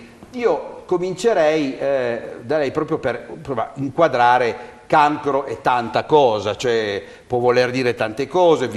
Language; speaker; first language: Italian; native; Italian